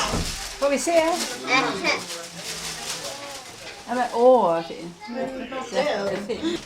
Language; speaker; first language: Swedish; early bilingual, other home language; Estonian